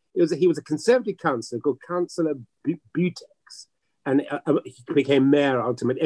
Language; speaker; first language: English; native; English